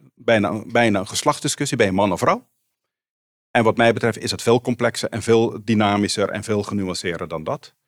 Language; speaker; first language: Dutch; non-native, local second language; Papiamento